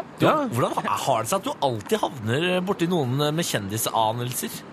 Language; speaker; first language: Norwegian; native; Norwegian